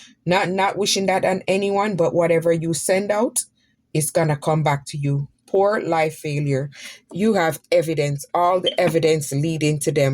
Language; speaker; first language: English; native; English